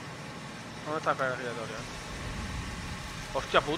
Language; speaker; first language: Spanish; native; Spanish